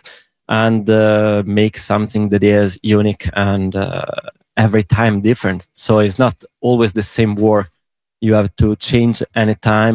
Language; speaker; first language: English; non-native, learner; Italian